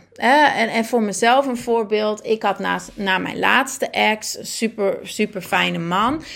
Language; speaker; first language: Dutch; native; Dutch